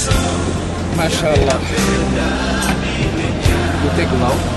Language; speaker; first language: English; non-native, learner; Indonesian